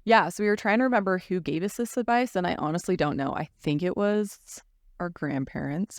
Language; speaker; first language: English; native; English